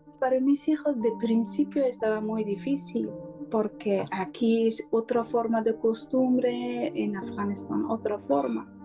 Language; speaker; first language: Spanish; non-native, learner; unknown